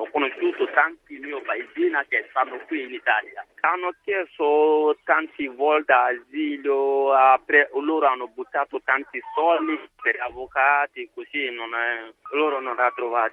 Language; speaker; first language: Italian; non-native, learner; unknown